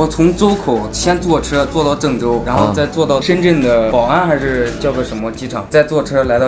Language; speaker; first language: Chinese; native; Chinese